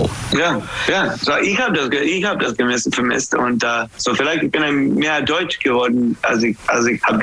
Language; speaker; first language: German; non-native, learner; English